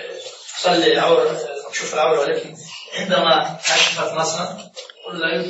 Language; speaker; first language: Arabic; non-native, learner; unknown